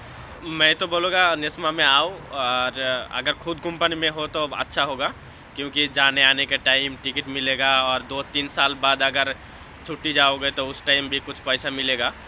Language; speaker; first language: Hindi; non-native, local second language; Bangla